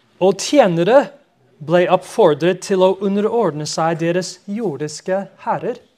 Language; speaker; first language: Norwegian; non-native, fluent; English